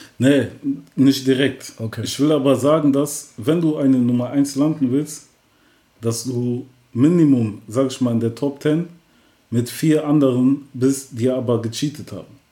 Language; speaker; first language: German; early bilingual, other home language; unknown